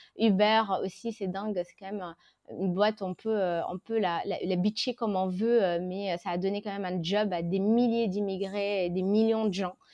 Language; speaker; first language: French; non-native, local second language; Arabic